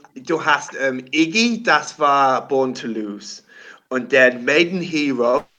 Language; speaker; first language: German; non-native, learner; English